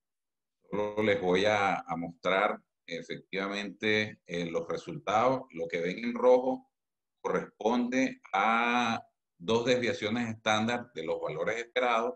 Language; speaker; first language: Spanish; native; Spanish